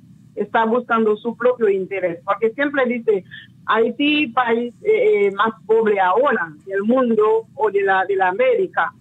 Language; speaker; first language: Spanish; non-native, local second language; Haitian Creole